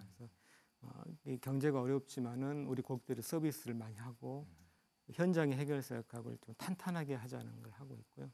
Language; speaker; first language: Korean; native; Korean